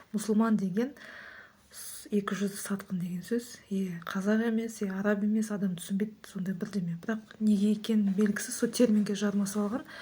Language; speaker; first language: Kazakh; native; Kazakh